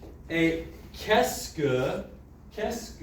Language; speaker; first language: French; non-native, fluent; English